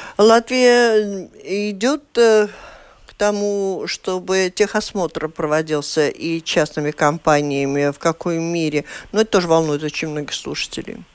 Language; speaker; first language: Russian; native; Russian